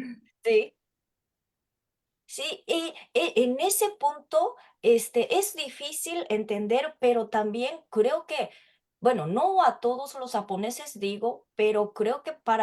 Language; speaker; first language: Spanish; non-native, fluent; Japanese